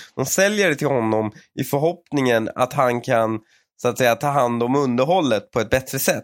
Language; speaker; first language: Swedish; early bilingual, other home language; Persian